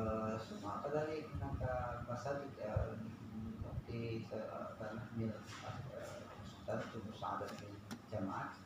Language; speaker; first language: Arabic; non-native, learner; Indonesian